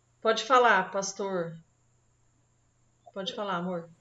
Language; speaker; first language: Portuguese; native; Portuguese